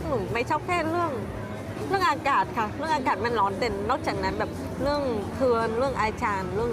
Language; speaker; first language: Thai; non-native, fluent; Vietnamese